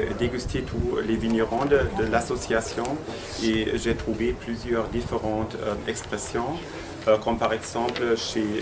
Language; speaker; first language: French; non-native, fluent; German